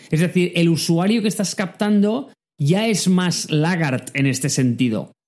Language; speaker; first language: Spanish; native; Spanish